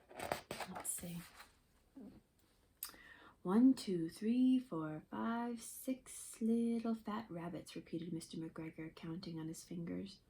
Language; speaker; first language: English; native; English